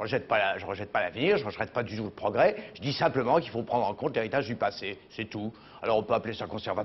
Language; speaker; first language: French; native; French